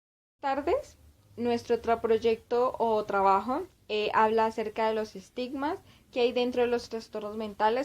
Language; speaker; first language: Spanish; native; Spanish